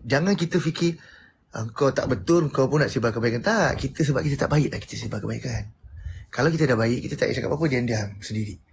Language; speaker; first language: Malay; native; Malay